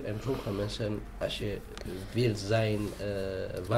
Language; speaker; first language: Dutch; non-native, learner; Tigrinya